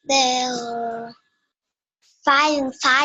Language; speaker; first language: English; non-native, learner; Vietnamese